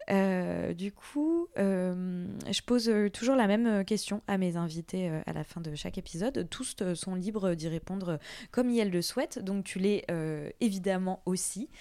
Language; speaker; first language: French; native; French